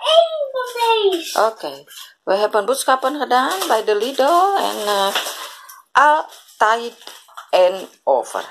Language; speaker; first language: Dutch; non-native, learner; Indonesian